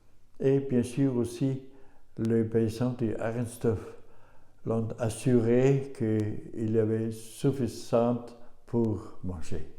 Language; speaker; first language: French; non-native, learner; German